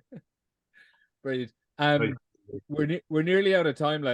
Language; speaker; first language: English; native; English